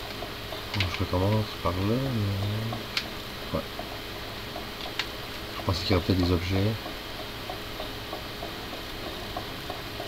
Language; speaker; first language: French; native; French